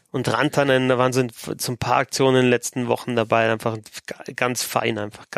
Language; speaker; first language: German; native; German